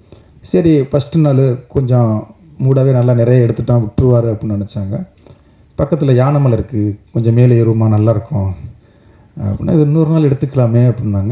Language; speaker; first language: Tamil; native; Tamil